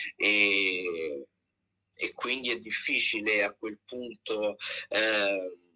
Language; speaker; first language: Italian; native; Italian